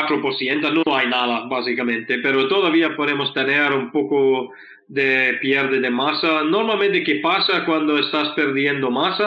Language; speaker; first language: Spanish; non-native, fluent; English